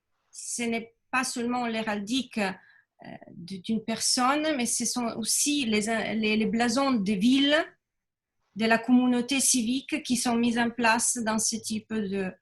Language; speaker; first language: French; non-native, fluent; Italian